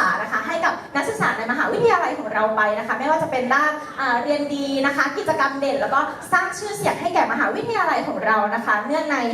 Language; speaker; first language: Thai; native; Thai